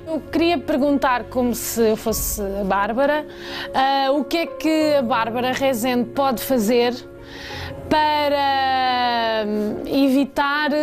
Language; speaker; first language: Portuguese; native; Portuguese